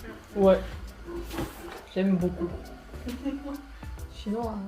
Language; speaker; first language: French; non-native, fluent; Korean